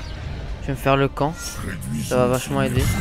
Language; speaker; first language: French; native; French